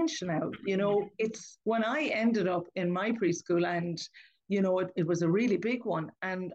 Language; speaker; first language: English; native; English